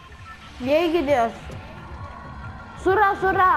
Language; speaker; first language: Turkish; early bilingual, heritage; Turkish